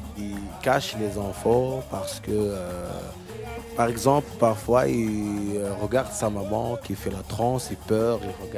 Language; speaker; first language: French; non-native, learner; Arabic